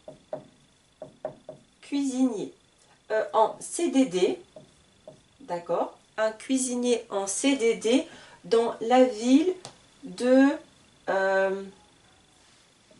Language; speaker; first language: French; native; French